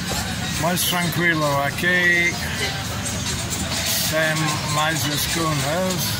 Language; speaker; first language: Portuguese; non-native, learner; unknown